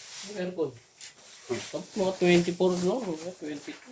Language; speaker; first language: Filipino; native; Filipino